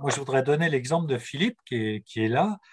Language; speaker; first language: French; native; French